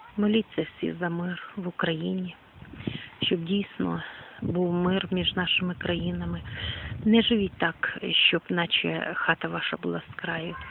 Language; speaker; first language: Ukrainian; native; Ukrainian